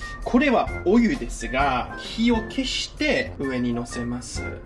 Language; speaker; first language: Japanese; non-native, fluent; English